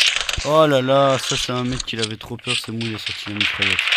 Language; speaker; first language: French; native; French